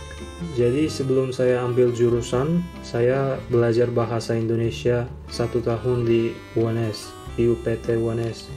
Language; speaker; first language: Indonesian; non-native, fluent; Turkmen